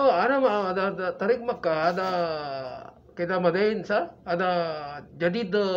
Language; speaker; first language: Arabic; non-native, learner; Filipino